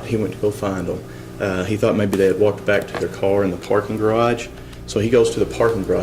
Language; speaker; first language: English; native; English